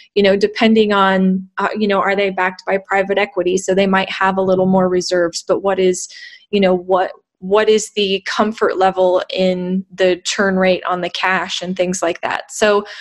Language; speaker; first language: English; native; English